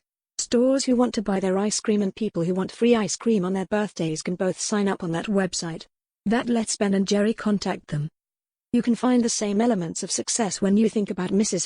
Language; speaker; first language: English; native; English